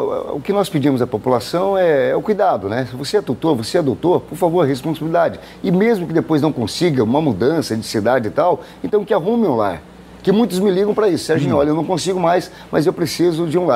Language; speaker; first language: Portuguese; native; Portuguese